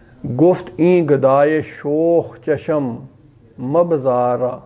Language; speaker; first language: Persian; non-native, fluent; Urdu